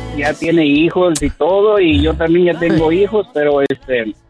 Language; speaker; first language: Spanish; native; Spanish